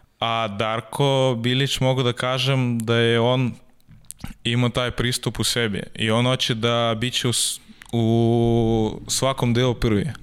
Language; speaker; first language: Serbian; non-native, learner; Russian